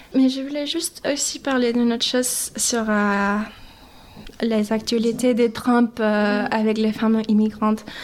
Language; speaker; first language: French; non-native, fluent; English